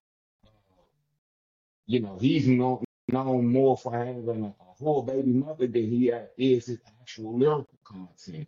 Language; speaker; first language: English; native; English